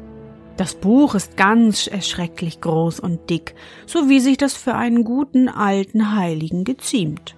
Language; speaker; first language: German; native; German